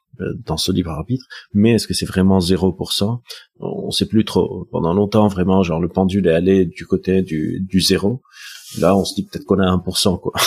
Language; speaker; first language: French; non-native, local second language; Arabic